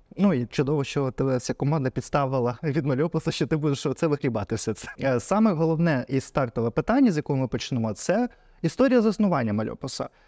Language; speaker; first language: Ukrainian; non-native, local second language; Russian